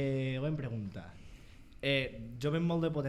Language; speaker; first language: Catalan; native; Catalan